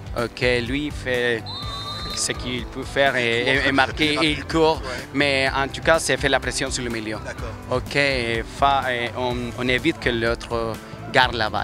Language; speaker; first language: French; non-native, learner; Spanish